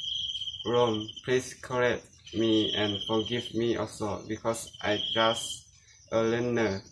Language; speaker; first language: English; non-native, learner; Lao